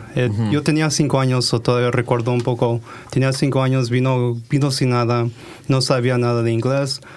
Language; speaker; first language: Spanish; early bilingual, heritage; Spanish